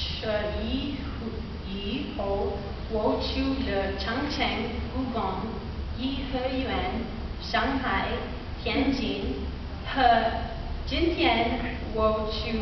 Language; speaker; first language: Chinese; non-native, learner; English